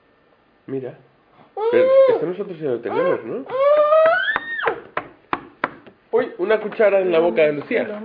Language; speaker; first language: Spanish; native; Spanish